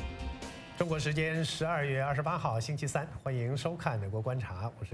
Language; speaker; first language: Chinese; native; Chinese